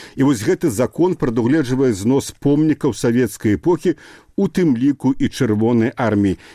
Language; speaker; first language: Belarusian; native; Belarusian